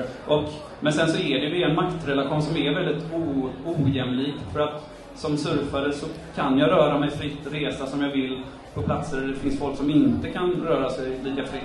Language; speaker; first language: Swedish; native; Swedish